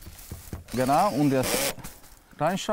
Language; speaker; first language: German; non-native, learner; Hungarian